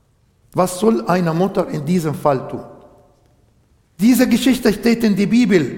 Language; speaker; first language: German; non-native, fluent; Arabic